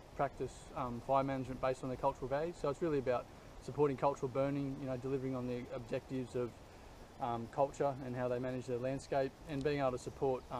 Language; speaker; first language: English; native; English